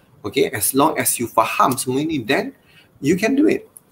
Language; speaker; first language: English; non-native, local second language; Malay